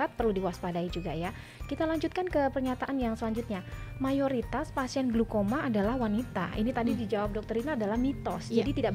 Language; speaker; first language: Indonesian; native; Indonesian